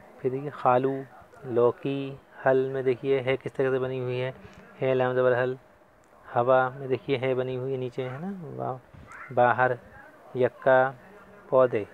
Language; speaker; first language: Hindi; native; Hindi